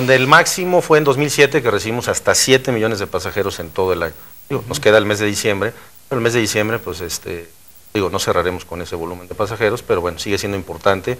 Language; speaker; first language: Spanish; native; Spanish